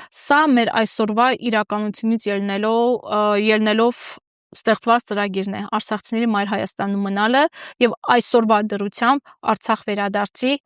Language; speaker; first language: Armenian; native; Armenian